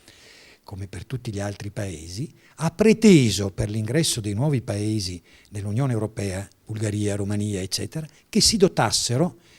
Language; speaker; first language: Italian; native; Italian